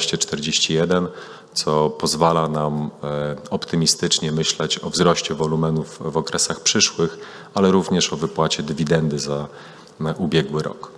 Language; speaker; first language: Polish; native; Polish